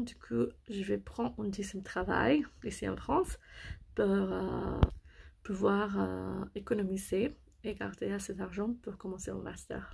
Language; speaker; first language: French; non-native, learner; English